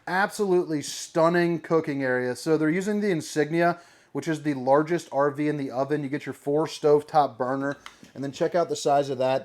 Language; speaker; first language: English; native; English